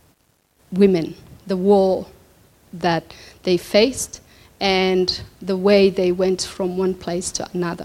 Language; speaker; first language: English; non-native, local second language; Somali